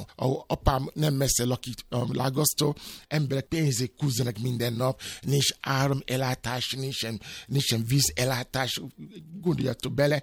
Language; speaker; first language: Hungarian; non-native, fluent; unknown